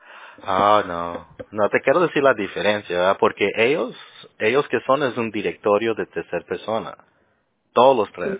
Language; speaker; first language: Spanish; early bilingual, heritage; Spanish